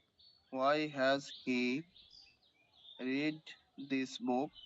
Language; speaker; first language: English; non-native, learner; Bangla